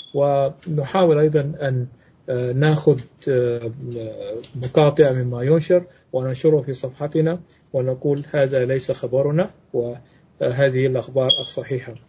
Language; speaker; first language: Arabic; native; Arabic